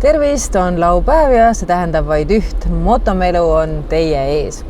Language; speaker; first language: Estonian; native; Estonian